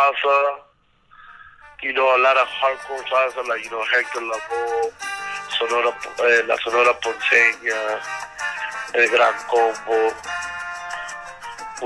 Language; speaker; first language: English; early bilingual, other home language; Spanish